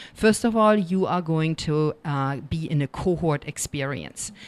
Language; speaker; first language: English; non-native, fluent; German